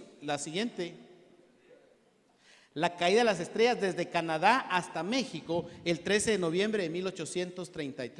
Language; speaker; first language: Spanish; native; Spanish